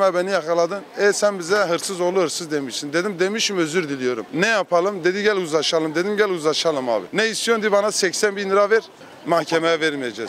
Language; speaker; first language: Turkish; native; Turkish